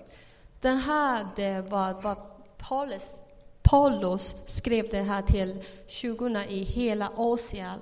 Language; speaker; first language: Swedish; non-native, fluent; Chinese